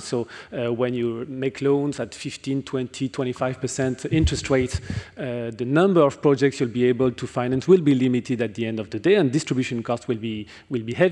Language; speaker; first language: English; non-native, fluent; French